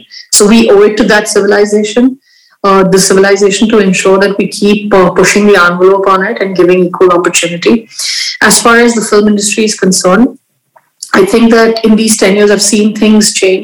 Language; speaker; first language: English; non-native, local second language; Hindi